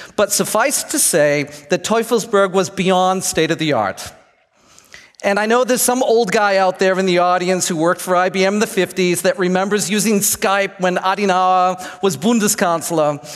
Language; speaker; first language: English; native; English